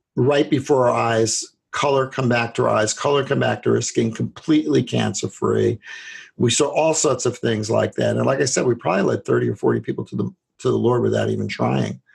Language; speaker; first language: English; native; English